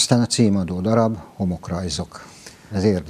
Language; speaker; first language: Hungarian; native; Hungarian